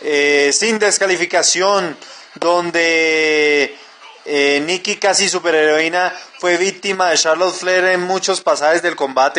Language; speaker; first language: Spanish; native; Spanish